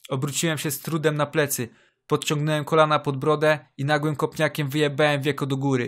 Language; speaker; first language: Polish; native; Polish